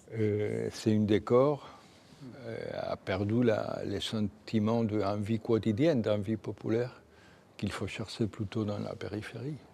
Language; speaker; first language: French; non-native, fluent; Spanish